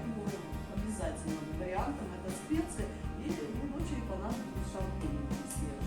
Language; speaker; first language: Russian; native; Russian